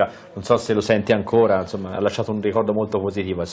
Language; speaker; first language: Italian; native; Italian